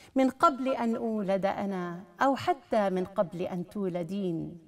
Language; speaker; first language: Arabic; native; Arabic